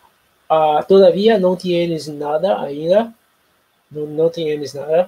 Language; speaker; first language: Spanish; non-native, learner; Portuguese